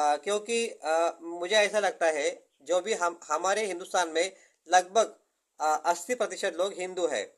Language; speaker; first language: Hindi; non-native, local second language; Marathi